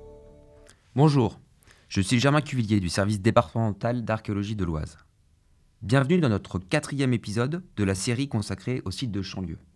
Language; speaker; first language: French; native; French